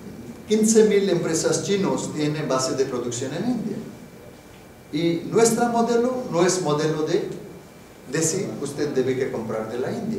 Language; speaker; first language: Spanish; non-native, fluent; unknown